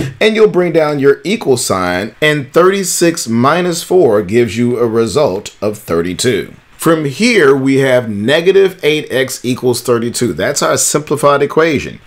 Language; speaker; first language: English; native; English